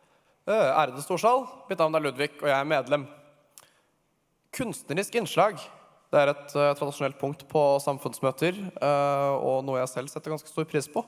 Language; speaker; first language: Norwegian; native; Norwegian